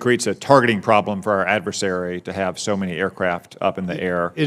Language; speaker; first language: English; native; English